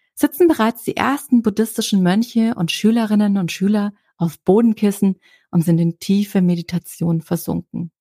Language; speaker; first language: German; native; German